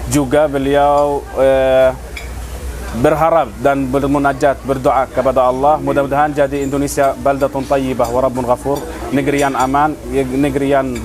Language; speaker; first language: Indonesian; non-native, fluent; Arabic